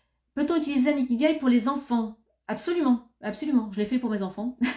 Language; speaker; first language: French; native; French